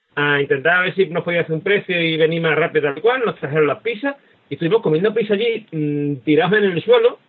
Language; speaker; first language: Spanish; native; Spanish